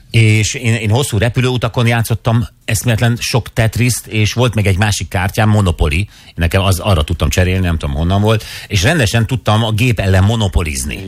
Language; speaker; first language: Hungarian; native; Hungarian